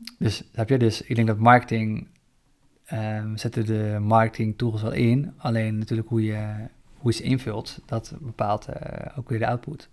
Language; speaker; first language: Dutch; native; Dutch